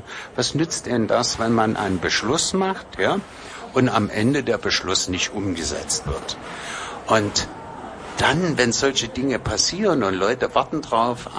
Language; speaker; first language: German; native; German